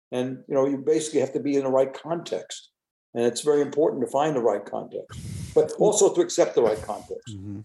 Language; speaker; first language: English; native; English